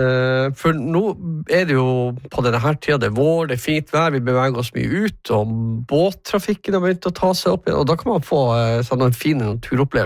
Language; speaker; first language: Norwegian; native; Norwegian